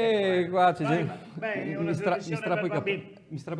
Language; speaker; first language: Italian; native; Italian